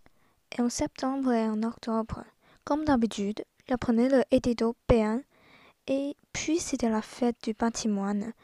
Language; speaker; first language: French; non-native, learner; Chinese